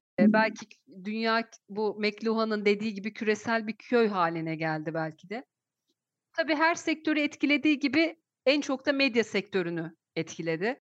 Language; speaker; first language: Turkish; native; Turkish